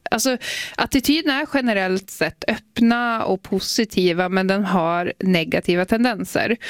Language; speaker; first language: Swedish; native; Swedish